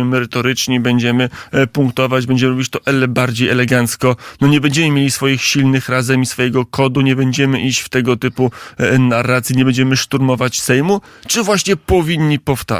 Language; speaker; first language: Polish; native; Polish